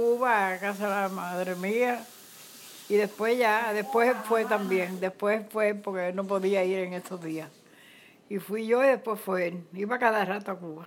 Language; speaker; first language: Spanish; native; Spanish